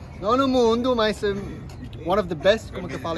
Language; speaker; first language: Portuguese; non-native, learner; Arabic